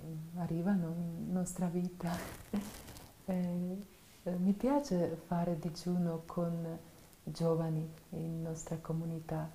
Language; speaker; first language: Italian; non-native, fluent; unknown